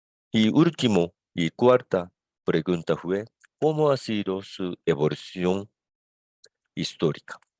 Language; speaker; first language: Spanish; non-native, fluent; Japanese